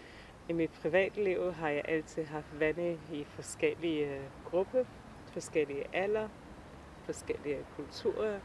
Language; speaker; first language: Danish; non-native, fluent; English